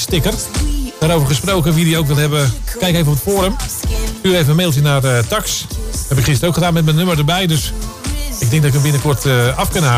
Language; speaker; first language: Dutch; native; Dutch